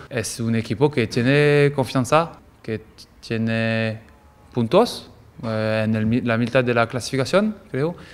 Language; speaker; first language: Spanish; non-native, learner; French